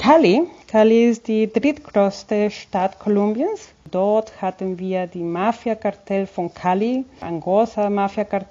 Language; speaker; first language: German; non-native, fluent; Spanish